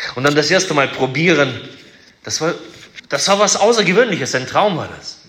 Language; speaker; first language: German; early bilingual, other home language; Russian